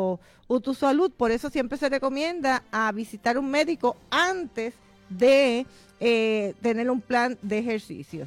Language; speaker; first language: Spanish; native; Spanish